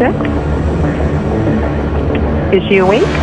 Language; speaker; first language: English; native; English